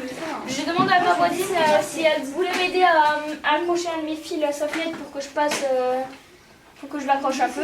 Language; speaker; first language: French; native; French